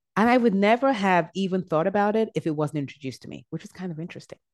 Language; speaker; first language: English; native; English